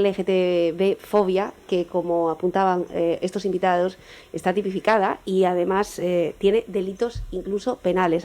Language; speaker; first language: Spanish; native; Spanish